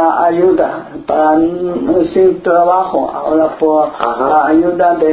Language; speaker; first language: Spanish; non-native, learner; Chinese